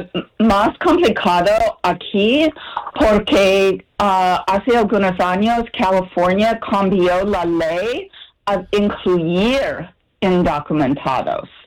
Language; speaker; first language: Spanish; non-native, learner; English